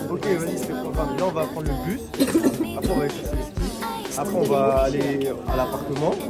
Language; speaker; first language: French; native; French